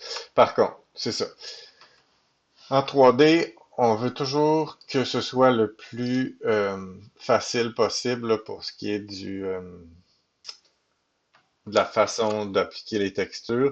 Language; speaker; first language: French; native; French